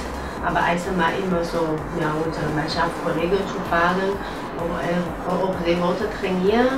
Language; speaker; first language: German; non-native, learner; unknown